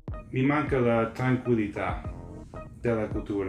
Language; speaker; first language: Italian; non-native, fluent; English